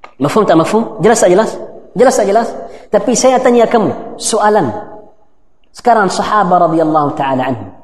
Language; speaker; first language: Malay; non-native, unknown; Arabic